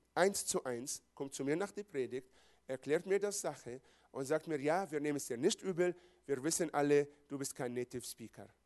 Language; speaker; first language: German; non-native, fluent; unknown